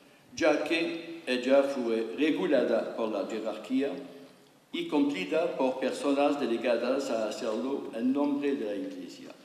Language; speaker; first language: Spanish; non-native, fluent; French